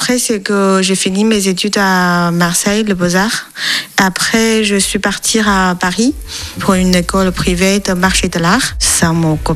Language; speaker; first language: French; non-native, learner; Chinese